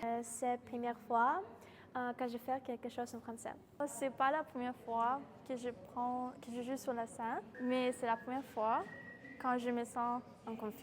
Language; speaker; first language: French; non-native, learner; Ukrainian